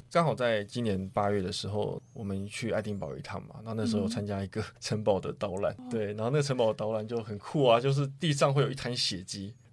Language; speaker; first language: Chinese; native; Chinese